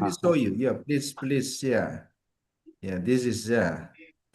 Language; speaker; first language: English; non-native, learner; Indonesian